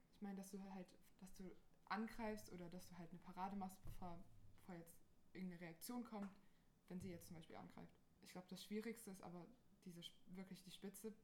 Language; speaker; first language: German; non-native, fluent; Portuguese